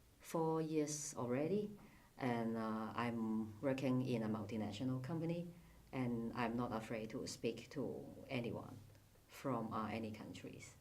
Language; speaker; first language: English; non-native, fluent; Cantonese